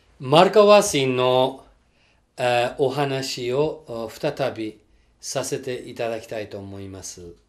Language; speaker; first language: Japanese; non-native, fluent; English